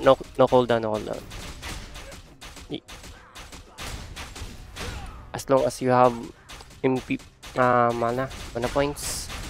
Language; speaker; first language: English; non-native, local second language; Filipino